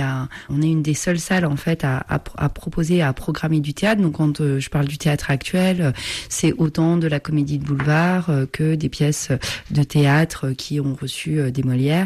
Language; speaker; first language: French; native; French